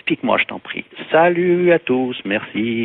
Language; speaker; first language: French; native; French